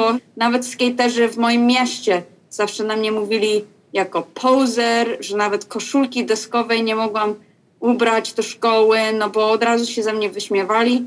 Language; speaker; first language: Polish; early bilingual, heritage; Polish